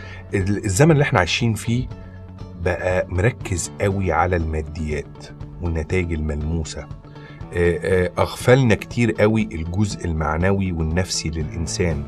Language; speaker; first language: Arabic; native; Arabic